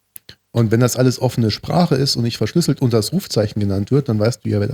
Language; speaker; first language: German; native; German